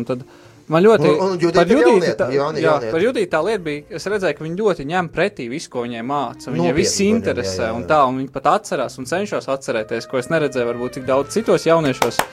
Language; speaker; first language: Latvian; native; Latvian